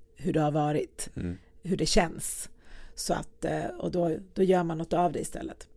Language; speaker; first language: Swedish; early bilingual, other home language; Persian